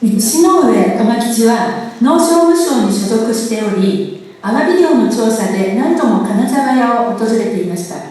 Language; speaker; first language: Japanese; native; Japanese